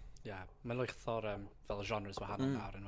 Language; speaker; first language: Welsh; non-native, fluent; English